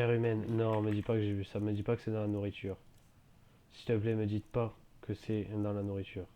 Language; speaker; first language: French; native; French